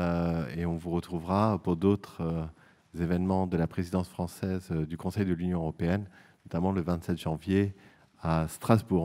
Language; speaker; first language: French; native; French